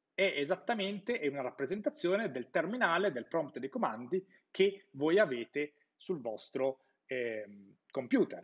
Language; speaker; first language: Italian; native; Italian